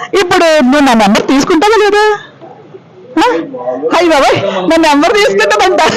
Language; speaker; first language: Telugu; native; Telugu